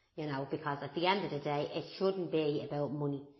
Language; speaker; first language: English; native; English